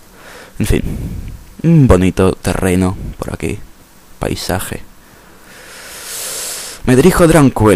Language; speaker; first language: Spanish; native; Spanish